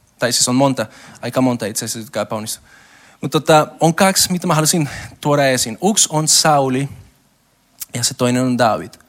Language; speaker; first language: Finnish; non-native, learner; Spanish